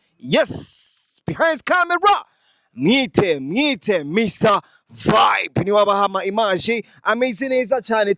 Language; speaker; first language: Rundi; native; Rundi